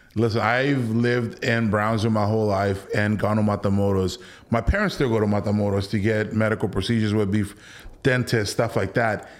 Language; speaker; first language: English; early bilingual, other home language; Spanish